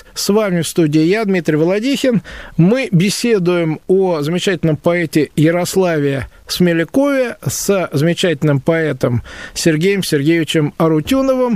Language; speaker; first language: Russian; native; Russian